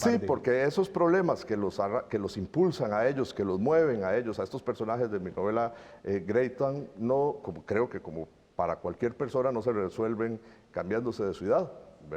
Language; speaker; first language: Spanish; native; Spanish